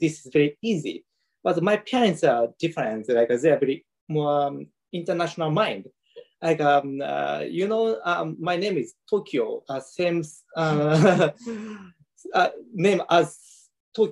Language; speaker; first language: English; non-native, learner; Japanese